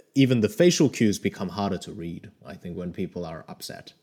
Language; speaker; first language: English; early bilingual, other home language; Korean